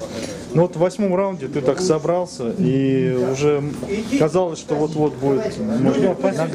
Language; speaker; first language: Russian; native; Russian